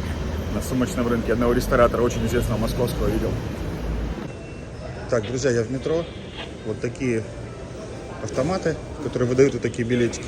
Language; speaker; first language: Russian; native; Russian